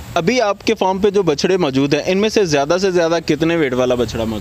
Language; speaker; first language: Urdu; non-native, local second language; Punjabi